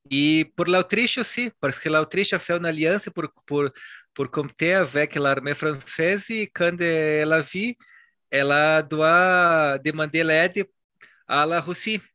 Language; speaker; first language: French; non-native, learner; Portuguese